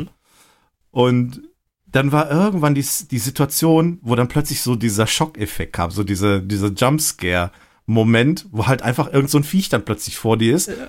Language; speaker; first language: German; native; German